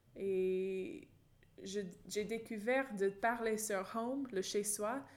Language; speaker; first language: French; non-native, fluent; English